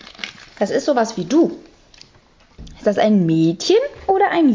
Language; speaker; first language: German; native; German